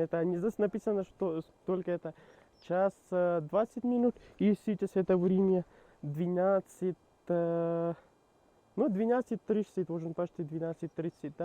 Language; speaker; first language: Russian; non-native, learner; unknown